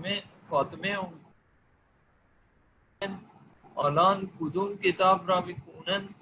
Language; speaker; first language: Persian; non-native, learner; Urdu